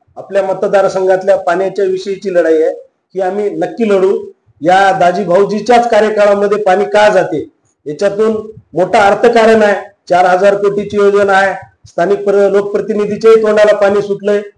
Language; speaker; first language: Marathi; native; Marathi